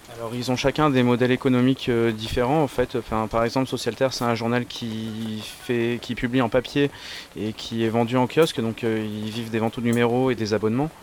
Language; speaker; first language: French; native; French